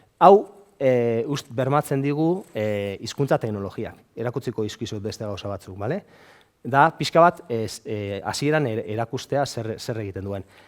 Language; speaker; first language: Basque; native; Basque